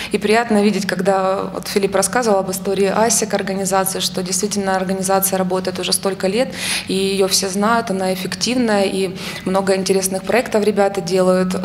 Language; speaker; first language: Russian; native; Russian